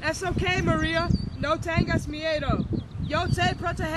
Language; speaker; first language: Spanish; non-native, learner; English